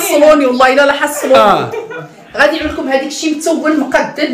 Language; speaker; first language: Arabic; native; Arabic